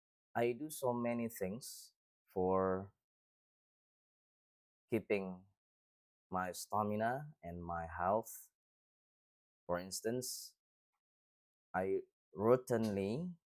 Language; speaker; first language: English; non-native, fluent; Indonesian